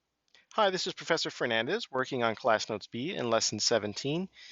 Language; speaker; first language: English; native; English